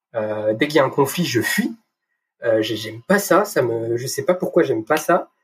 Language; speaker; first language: French; native; French